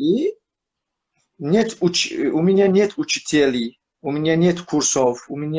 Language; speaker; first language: Russian; non-native, learner; Turkish